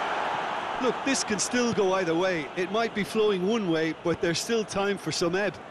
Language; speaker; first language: English; native; English